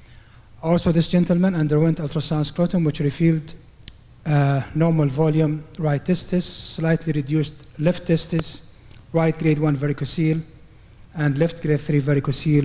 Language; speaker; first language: English; non-native, fluent; Arabic